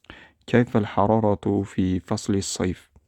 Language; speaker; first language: Arabic; non-native, fluent; Uzbek